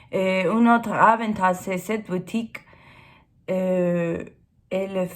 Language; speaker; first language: French; non-native, learner; English